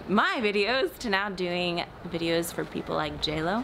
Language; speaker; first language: English; native; English